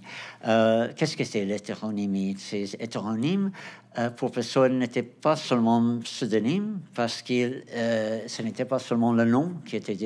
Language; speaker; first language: French; non-native, fluent; Portuguese